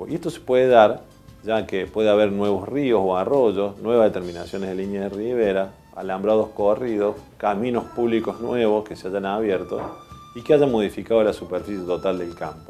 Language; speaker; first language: Spanish; native; Spanish